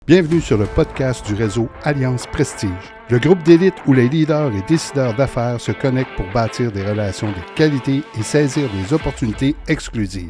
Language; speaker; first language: French; native; French